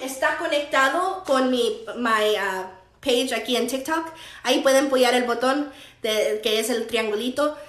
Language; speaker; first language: Spanish; early bilingual, heritage; Spanish